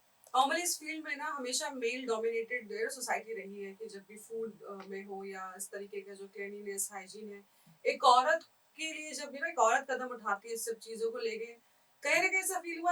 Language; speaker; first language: Hindi; native; Hindi